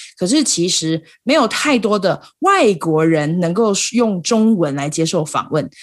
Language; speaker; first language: Chinese; native; Chinese